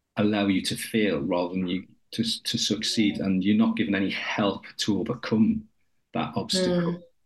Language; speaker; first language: English; native; English